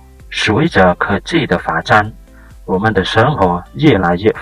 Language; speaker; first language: Chinese; non-native, fluent; Khmer